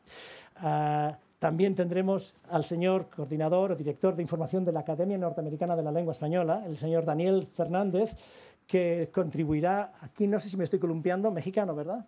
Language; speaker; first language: Spanish; native; Spanish